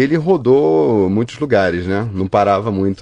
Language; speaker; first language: Portuguese; native; Portuguese